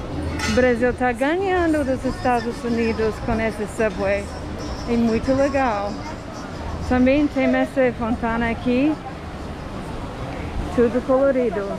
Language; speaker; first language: Portuguese; non-native, fluent; English